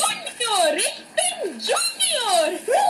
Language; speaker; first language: German; non-native, learner; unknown